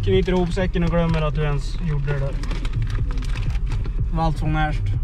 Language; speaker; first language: Swedish; native; Swedish